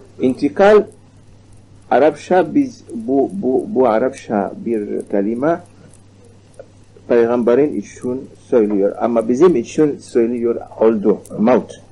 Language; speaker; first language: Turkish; non-native, learner; Arabic